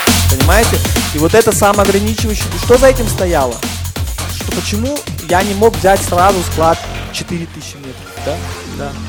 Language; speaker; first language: Russian; non-native, fluent; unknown